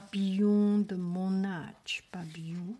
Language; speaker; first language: French; non-native, learner; Chinese